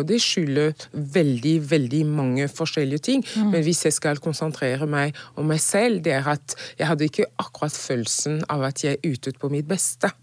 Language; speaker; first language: Norwegian; non-native, fluent; French